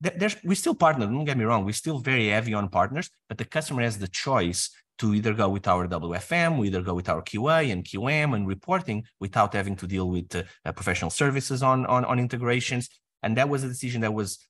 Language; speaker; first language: English; non-native, fluent; Portuguese